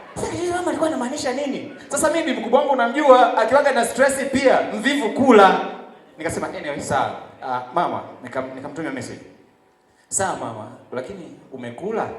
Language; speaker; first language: Swahili; native; Swahili